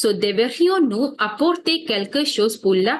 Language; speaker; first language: French; non-native, fluent; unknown